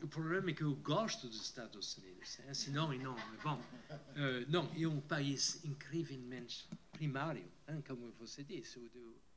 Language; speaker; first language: Portuguese; non-native, fluent; French